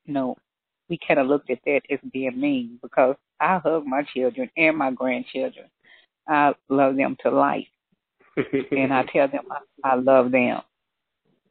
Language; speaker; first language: English; native; English